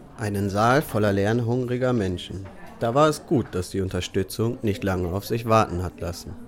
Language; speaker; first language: German; native; German